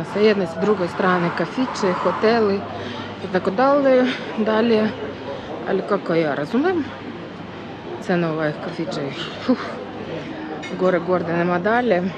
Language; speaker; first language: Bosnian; non-native, fluent; Russian